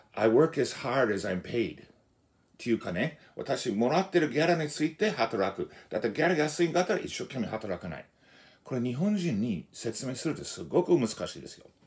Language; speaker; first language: Japanese; non-native, fluent; English